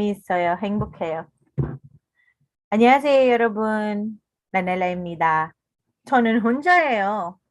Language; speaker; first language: Korean; non-native, learner; English